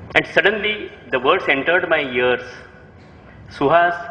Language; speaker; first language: English; non-native, local second language; Marathi